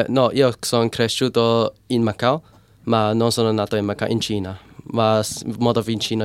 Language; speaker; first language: Italian; non-native, learner; Cantonese